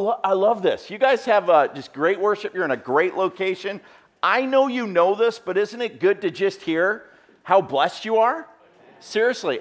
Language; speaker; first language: English; native; English